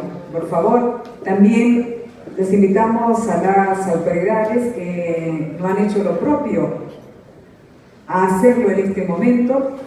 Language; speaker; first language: Spanish; native; Spanish